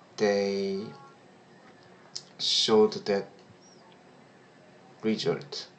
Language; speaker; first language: English; non-native, learner; Korean